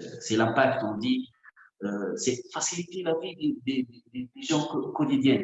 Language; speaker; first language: French; non-native, local second language; Arabic